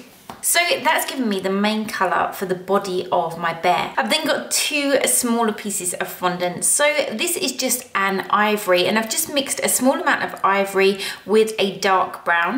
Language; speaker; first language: English; native; English